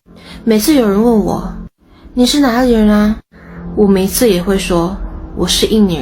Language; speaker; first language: Chinese; non-native, fluent; Indonesian